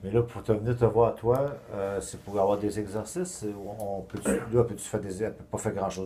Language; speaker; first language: French; native; French